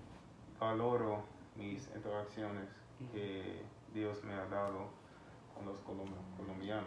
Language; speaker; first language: Spanish; non-native, fluent; English